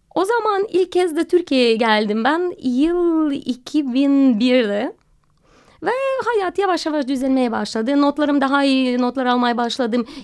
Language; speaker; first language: Turkish; non-native, fluent; Russian